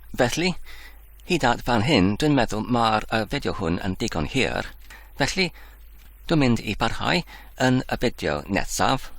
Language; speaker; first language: Welsh; non-native, learner; Dutch